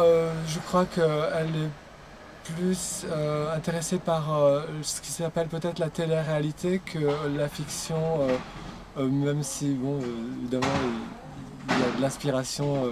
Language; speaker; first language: French; native; French